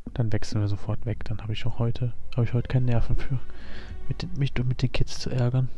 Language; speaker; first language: German; native; German